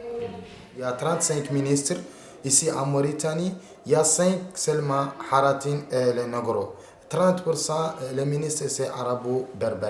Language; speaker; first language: French; non-native, learner; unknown